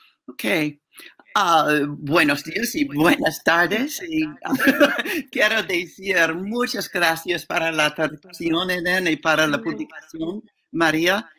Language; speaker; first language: Spanish; non-native, learner; English